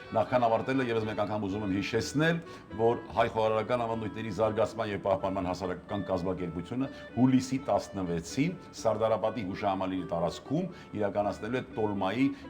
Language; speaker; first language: Armenian; native; Armenian